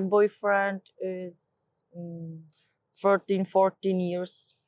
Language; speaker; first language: English; non-native, learner; Czech